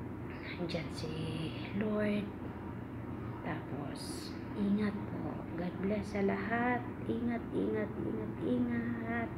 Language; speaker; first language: Filipino; non-native, local second language; Cebuano